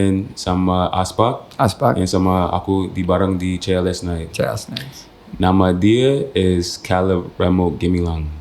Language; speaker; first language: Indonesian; non-native, fluent; English